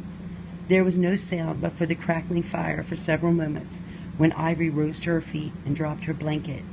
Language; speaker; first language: English; native; English